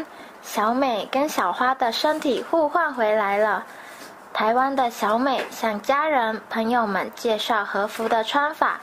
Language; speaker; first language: Chinese; native; Chinese